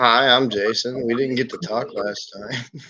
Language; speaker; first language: English; native; English